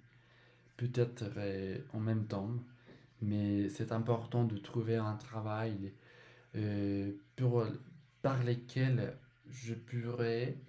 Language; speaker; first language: French; non-native, learner; Spanish